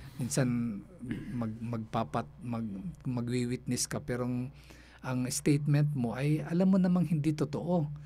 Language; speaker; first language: Filipino; non-native, local second language; Cebuano